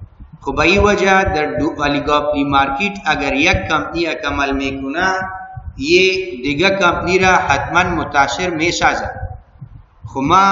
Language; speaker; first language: Persian; non-native, local second language; Pashto